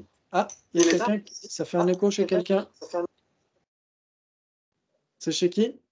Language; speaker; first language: French; native; French